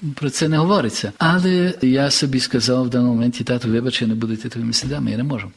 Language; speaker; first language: Ukrainian; early bilingual, heritage; Ukrainian